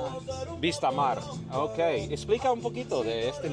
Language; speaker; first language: Spanish; non-native, learner; English